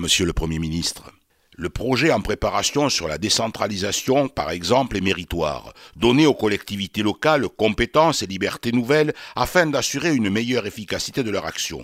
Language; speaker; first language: French; native; French